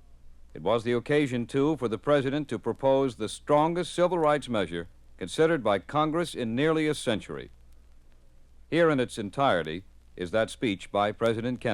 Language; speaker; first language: English; native; English